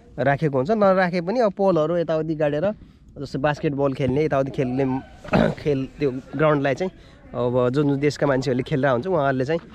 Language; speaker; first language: Nepali; native; Nepali